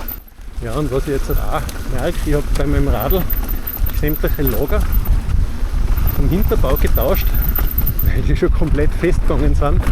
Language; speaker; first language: German; native; German